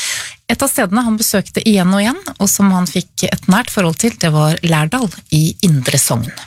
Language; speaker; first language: Norwegian; native; Norwegian